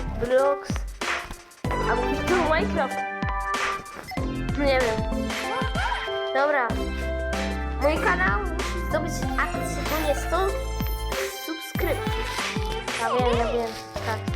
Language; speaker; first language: Polish; early bilingual, other home language; Ukrainian